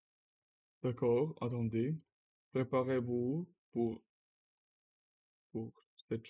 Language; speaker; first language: French; non-native, learner; Russian